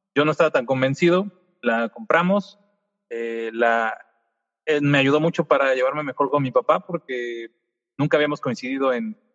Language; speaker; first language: Spanish; native; Spanish